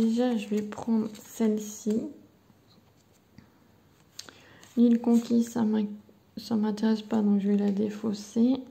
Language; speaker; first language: French; native; French